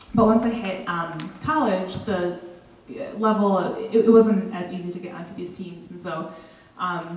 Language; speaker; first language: English; native; English